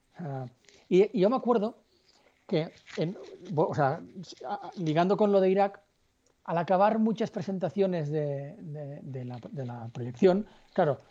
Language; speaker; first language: Spanish; native; Spanish